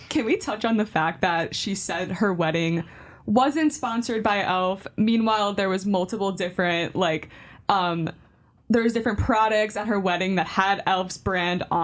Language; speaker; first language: English; native; English